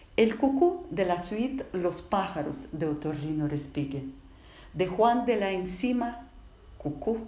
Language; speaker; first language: Spanish; non-native, fluent; Russian